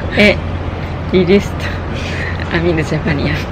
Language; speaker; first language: French; non-native, learner; Japanese